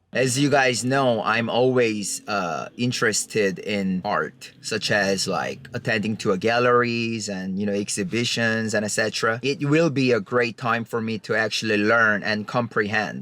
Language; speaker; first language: English; non-native, fluent; Korean